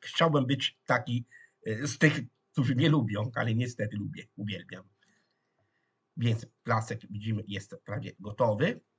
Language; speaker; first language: Polish; non-native, fluent; Italian